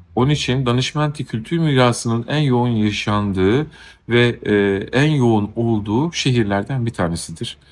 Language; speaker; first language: Turkish; native; Turkish